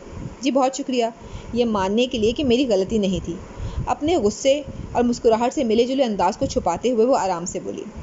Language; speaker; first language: Urdu; native; Urdu